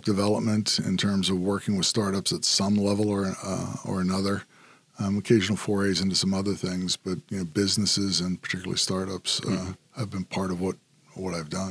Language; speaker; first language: English; native; English